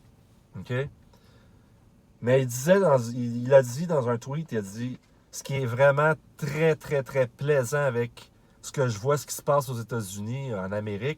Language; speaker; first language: French; native; French